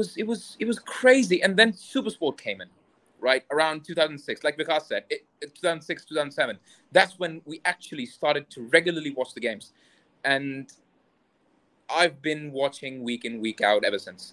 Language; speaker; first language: English; non-native, local second language; Urdu